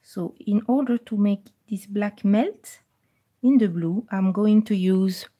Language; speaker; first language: English; non-native, fluent; French